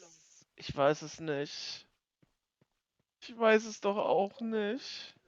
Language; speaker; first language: German; native; German